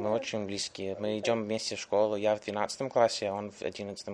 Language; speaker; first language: Russian; early bilingual, heritage; English